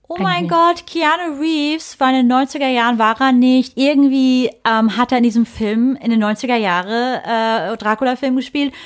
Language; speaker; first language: German; early bilingual, other home language; English